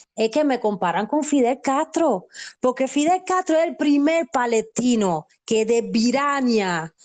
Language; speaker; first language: Spanish; native; Spanish